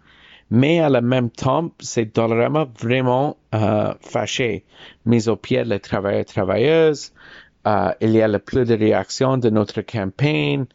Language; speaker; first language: French; non-native, learner; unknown